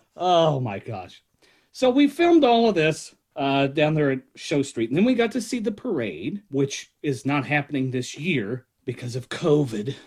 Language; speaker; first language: English; native; English